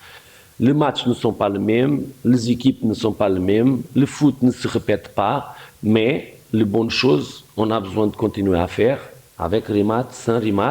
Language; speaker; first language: French; non-native, fluent; Portuguese